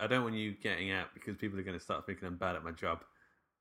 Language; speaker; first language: English; native; English